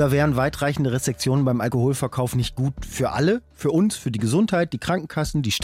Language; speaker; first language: German; native; German